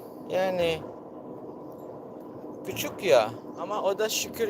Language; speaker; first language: Turkish; non-native, learner; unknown